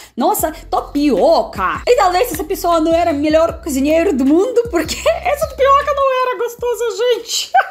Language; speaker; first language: Portuguese; non-native, fluent; Russian